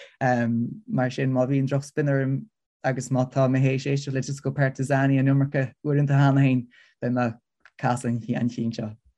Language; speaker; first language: Irish; non-native, local second language; English